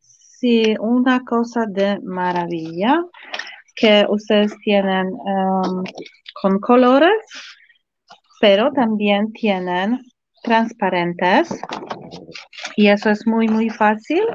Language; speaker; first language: Spanish; non-native, fluent; Polish